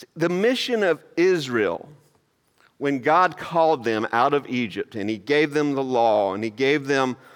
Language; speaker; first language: English; native; English